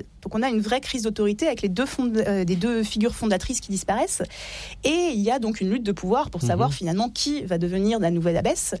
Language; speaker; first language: French; native; French